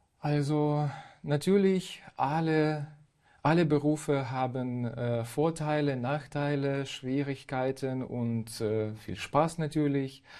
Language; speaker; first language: German; non-native, fluent; Ukrainian